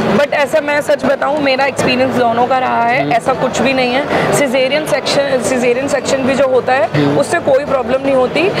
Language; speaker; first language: Hindi; native; Hindi